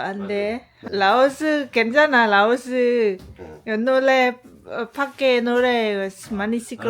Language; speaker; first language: Korean; non-native, learner; Lao